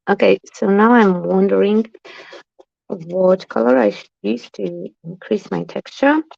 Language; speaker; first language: English; non-native, fluent; Polish